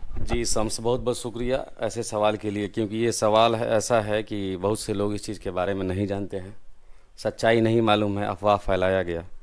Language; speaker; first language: Hindi; native; Hindi